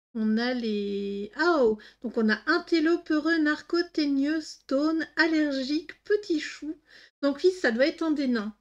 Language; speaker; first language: French; native; French